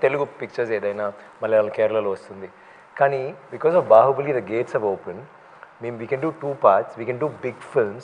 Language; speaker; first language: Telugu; non-native, fluent; Tamil